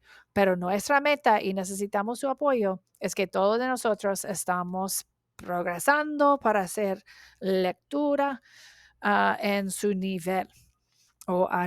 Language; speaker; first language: Spanish; non-native, learner; English